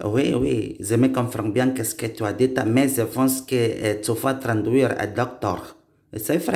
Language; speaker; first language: French; non-native, learner; Indonesian